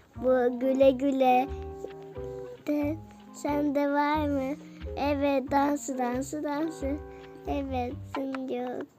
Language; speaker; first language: Turkish; non-native, learner; Thai